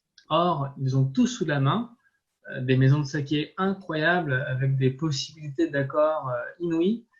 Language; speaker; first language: French; native; French